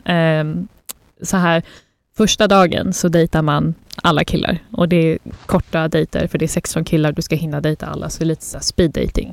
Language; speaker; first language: Swedish; early bilingual, other home language; Persian